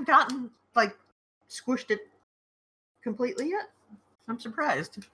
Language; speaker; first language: English; native; English